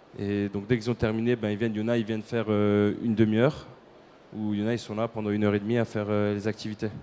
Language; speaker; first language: French; native; French